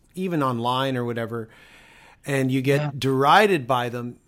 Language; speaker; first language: English; native; English